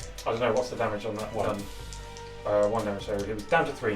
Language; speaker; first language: English; native; English